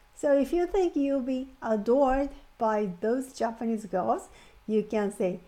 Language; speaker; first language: English; non-native, fluent; Japanese